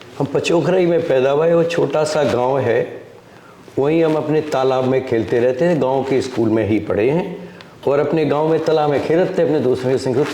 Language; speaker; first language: Hindi; native; Hindi